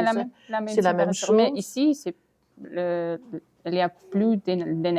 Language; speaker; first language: French; non-native, fluent; Ukrainian